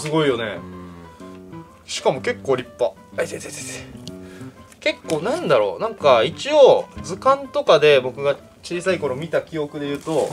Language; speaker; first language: Japanese; native; Japanese